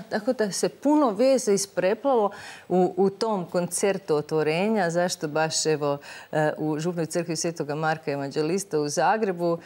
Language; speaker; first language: Croatian; native; Croatian